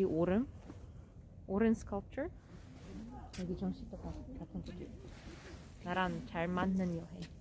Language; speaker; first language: Korean; non-native, learner; Russian